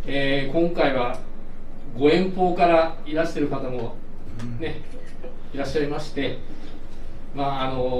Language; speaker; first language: Japanese; native; Japanese